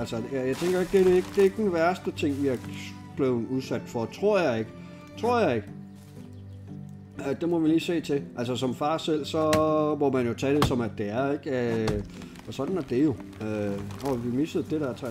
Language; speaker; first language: Danish; native; Danish